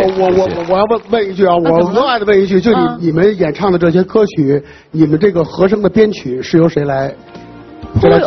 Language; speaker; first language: Chinese; native; Chinese